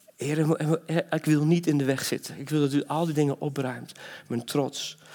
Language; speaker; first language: Dutch; native; Dutch